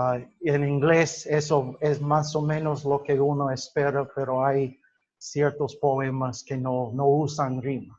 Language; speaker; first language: Spanish; non-native, fluent; English